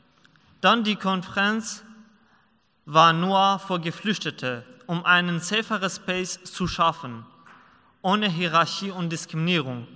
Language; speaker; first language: German; non-native, learner; Persian